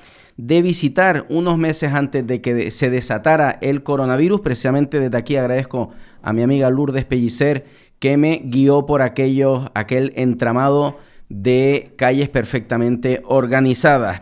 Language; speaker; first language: Spanish; native; Spanish